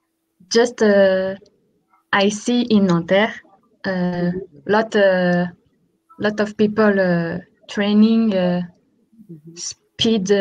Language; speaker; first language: English; non-native, learner; French